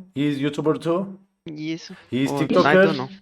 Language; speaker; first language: English; non-native, learner; Turkish